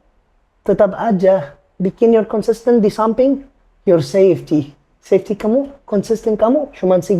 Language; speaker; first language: Indonesian; non-native, fluent; Arabic